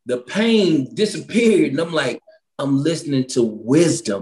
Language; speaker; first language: English; native; English